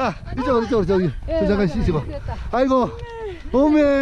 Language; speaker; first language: Korean; native; Korean